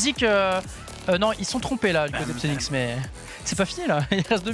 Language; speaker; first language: French; native; French